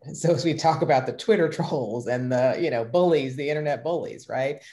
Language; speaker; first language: English; native; English